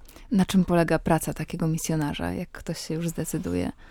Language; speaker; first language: Polish; native; Polish